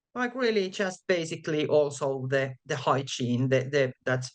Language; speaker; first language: English; non-native, fluent; Finnish